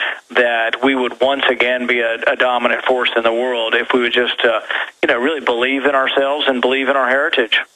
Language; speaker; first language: English; native; English